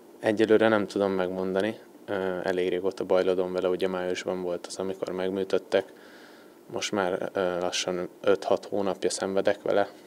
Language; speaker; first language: Hungarian; native; Hungarian